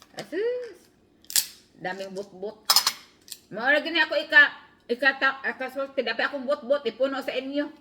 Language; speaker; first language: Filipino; non-native, local second language; Cebuano